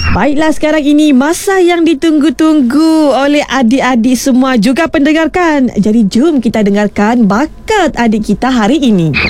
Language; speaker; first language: Malay; native; Malay